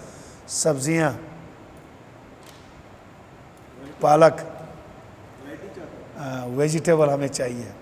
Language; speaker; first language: Urdu; native; Urdu